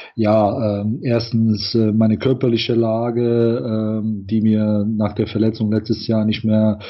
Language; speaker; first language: German; non-native, fluent; Bosnian